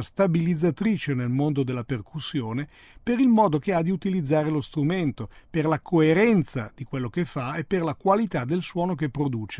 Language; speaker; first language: Italian; native; Italian